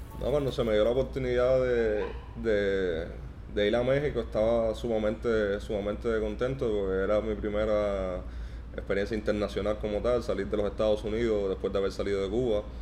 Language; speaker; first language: Spanish; native; Spanish